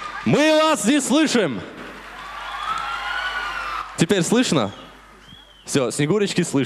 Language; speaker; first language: Russian; non-native, local second language; Chechen